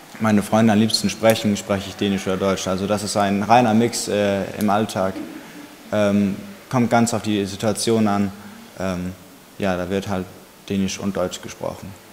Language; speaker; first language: German; native; German